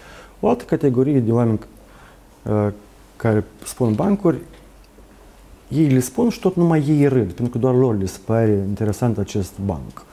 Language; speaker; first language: Romanian; native; Romanian